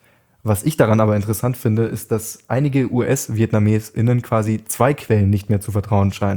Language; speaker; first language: German; native; German